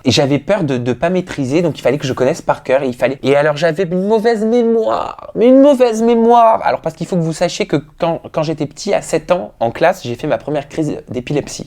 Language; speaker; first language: French; native; French